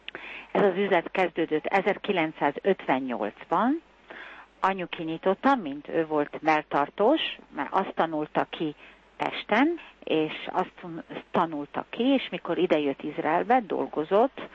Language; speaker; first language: Hungarian; early bilingual, heritage; Hungarian